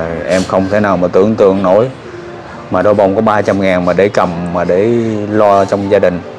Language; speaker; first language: Vietnamese; native; Vietnamese